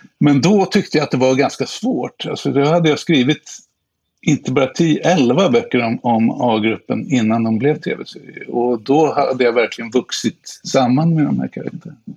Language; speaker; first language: Swedish; native; Swedish